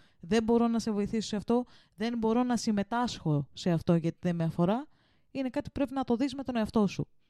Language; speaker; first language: Greek; early bilingual, heritage; Greek